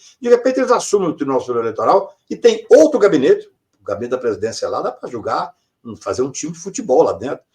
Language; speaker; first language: Portuguese; native; Portuguese